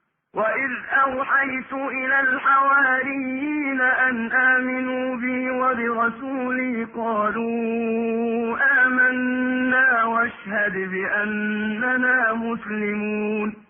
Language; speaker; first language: Arabic; native; Arabic